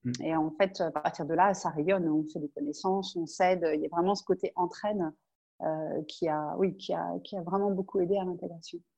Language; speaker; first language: French; native; French